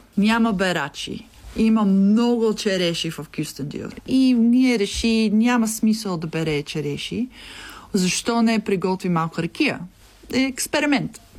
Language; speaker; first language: Bulgarian; non-native, learner; English